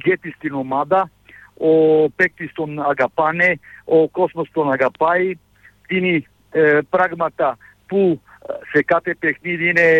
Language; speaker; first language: Greek; non-native, fluent; Serbian